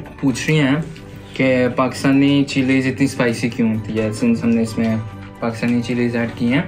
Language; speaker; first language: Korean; early bilingual, heritage; Korean